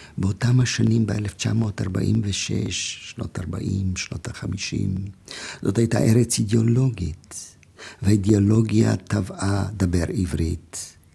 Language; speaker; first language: Hebrew; non-native, fluent; German